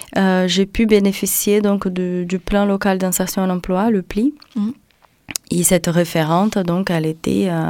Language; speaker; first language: French; non-native, fluent; Portuguese